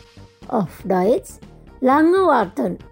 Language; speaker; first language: German; non-native, fluent; Indonesian